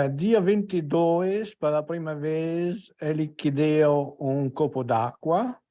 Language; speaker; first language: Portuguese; non-native, learner; Italian